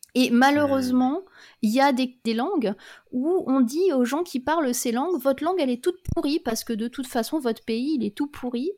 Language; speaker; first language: French; native; French